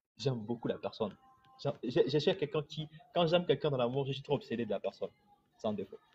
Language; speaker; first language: French; non-native, local second language; Lingala